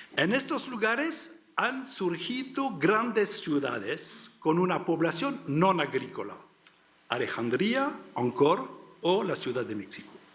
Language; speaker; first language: Spanish; non-native, learner; French